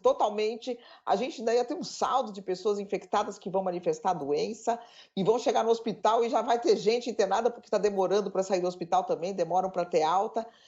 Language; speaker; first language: Portuguese; native; Portuguese